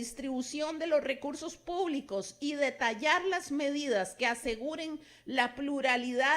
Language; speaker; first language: Spanish; native; Spanish